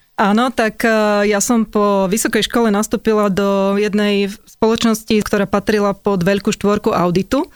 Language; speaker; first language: Slovak; native; Slovak